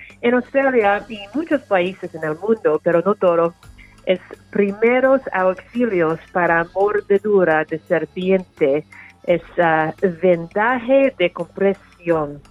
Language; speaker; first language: Spanish; non-native, learner; English